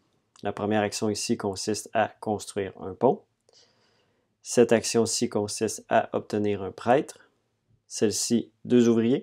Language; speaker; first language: French; native; French